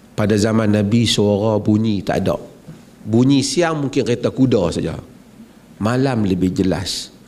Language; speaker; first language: Malay; native; Malay